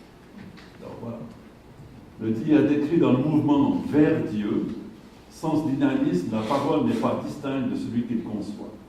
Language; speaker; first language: French; native; French